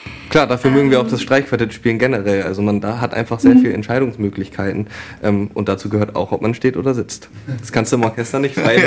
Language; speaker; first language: German; native; German